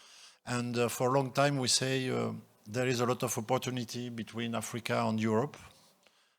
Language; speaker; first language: English; non-native, local second language; French